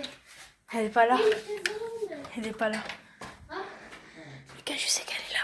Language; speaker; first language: French; native; French